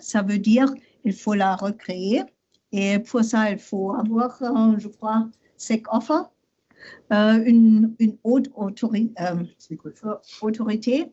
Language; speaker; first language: French; non-native, learner; German